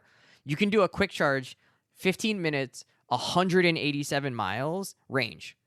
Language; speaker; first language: English; native; English